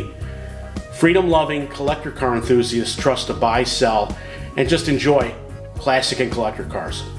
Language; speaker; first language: English; native; English